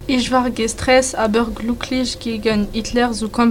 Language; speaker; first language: German; non-native, learner; French